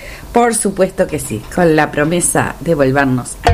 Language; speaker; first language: Spanish; native; Spanish